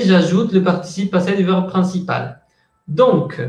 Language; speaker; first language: French; non-native, fluent; Spanish